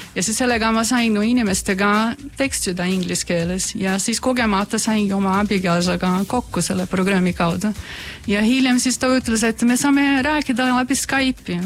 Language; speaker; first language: Estonian; non-native, fluent; Portuguese